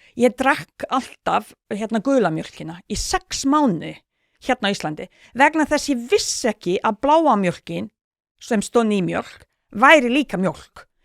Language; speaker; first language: Icelandic; non-native, fluent; Bosnian